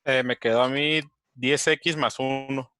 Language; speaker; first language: Spanish; native; Spanish